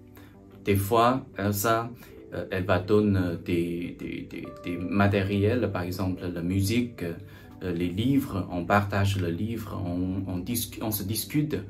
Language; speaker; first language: French; non-native, learner; Chinese